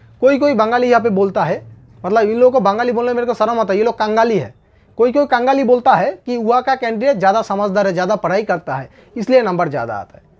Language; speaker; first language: Hindi; non-native, local second language; Bangla